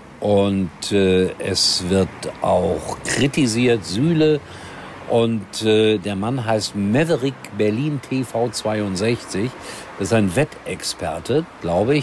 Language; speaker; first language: German; native; German